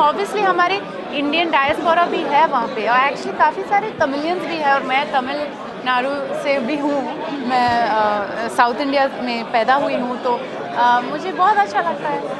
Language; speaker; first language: Hindi; non-native, local second language; French